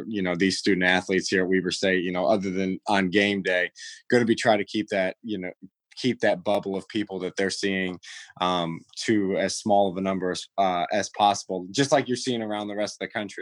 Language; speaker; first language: English; native; English